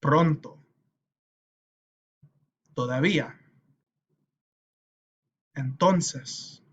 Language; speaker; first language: Spanish; non-native, fluent; English